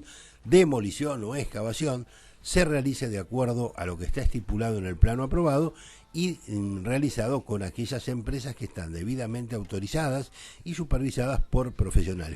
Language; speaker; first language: Spanish; native; Spanish